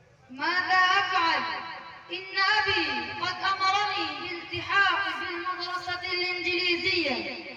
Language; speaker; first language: Arabic; non-native, learner; Urdu